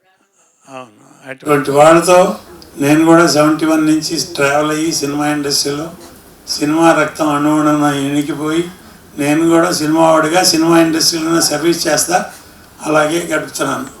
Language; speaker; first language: Telugu; native; Telugu